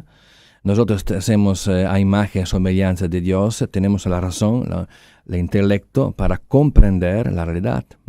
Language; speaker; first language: Spanish; non-native, fluent; Italian